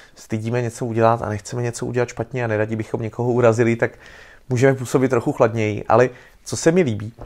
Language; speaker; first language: Czech; native; Czech